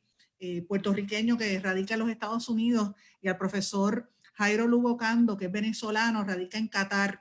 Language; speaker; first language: Spanish; native; Spanish